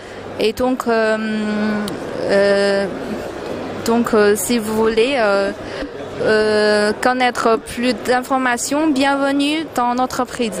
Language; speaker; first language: French; non-native, fluent; Chinese